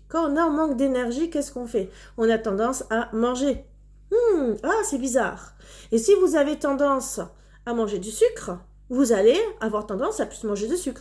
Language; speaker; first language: French; native; French